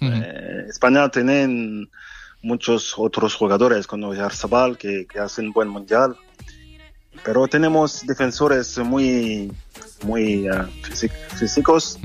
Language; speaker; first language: Spanish; non-native, fluent; French